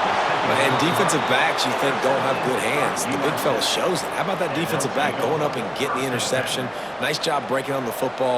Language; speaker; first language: English; native; English